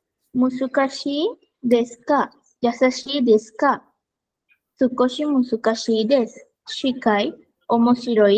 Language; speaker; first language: Japanese; non-native, learner; Sinhala